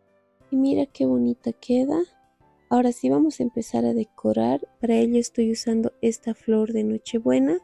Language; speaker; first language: Spanish; native; Spanish